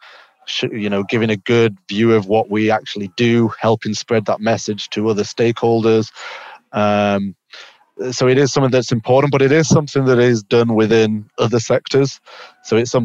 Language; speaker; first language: English; native; English